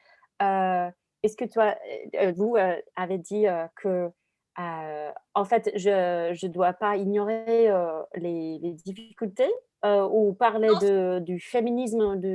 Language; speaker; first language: French; non-native, fluent; English